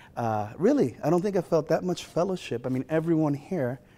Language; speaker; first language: English; native; English